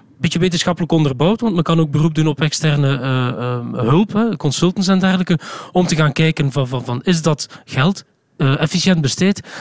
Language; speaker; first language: Dutch; native; Dutch